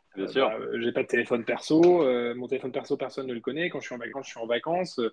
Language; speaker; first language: French; early bilingual, other home language; Spanish